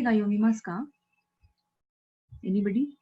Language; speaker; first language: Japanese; non-native, fluent; Marathi